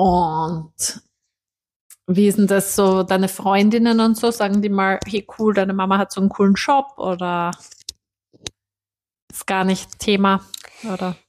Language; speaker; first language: German; native; German